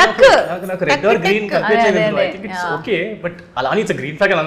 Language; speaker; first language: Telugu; native; Telugu